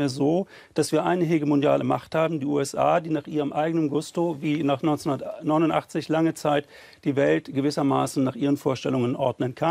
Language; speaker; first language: German; native; German